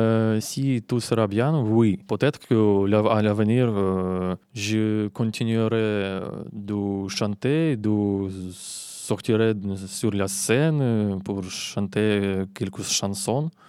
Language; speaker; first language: French; non-native, learner; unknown